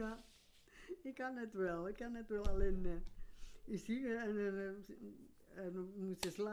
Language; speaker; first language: Dutch; non-native, learner; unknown